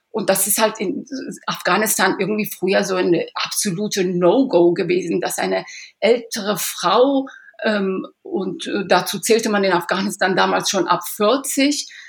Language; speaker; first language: German; early bilingual, other home language; Persian